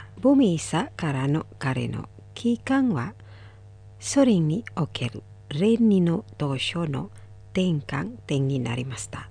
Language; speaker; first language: Japanese; non-native, fluent; Indonesian